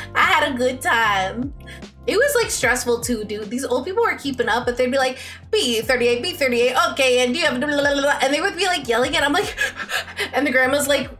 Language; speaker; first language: English; native; English